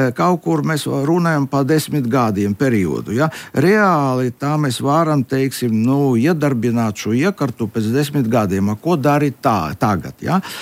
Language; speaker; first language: Latvian; non-native, local second language; Russian